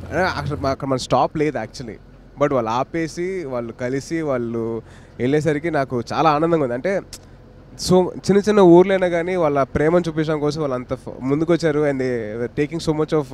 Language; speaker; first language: Telugu; native; Telugu